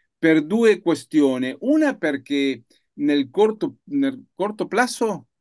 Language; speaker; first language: Italian; non-native, learner; Spanish